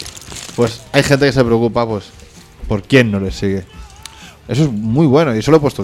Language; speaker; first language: Spanish; native; Spanish